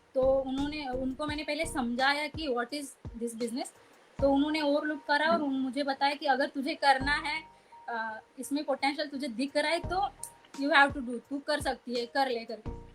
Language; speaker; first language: Hindi; native; Hindi